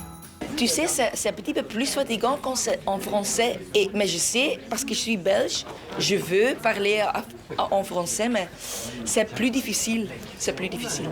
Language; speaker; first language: French; non-native, local second language; Dutch